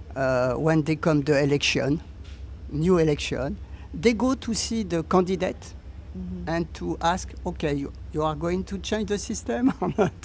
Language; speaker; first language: English; non-native, learner; French